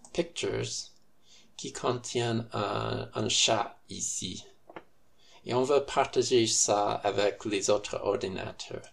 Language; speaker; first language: French; non-native, fluent; English